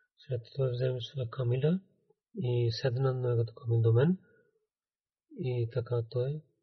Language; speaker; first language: Bulgarian; non-native, learner; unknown